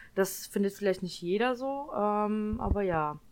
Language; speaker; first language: German; early bilingual, other home language; Polish